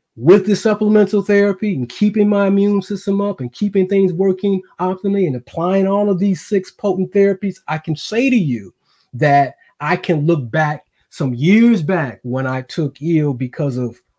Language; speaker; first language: English; native; English